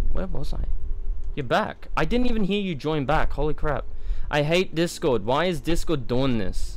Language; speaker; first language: English; native; English